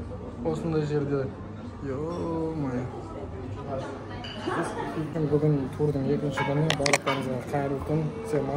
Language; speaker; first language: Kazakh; native; Kazakh